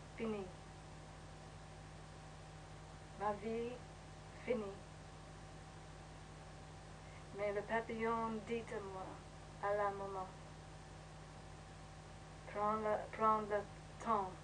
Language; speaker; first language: French; non-native, learner; English